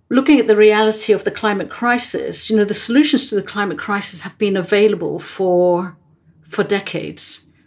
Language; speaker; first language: English; native; English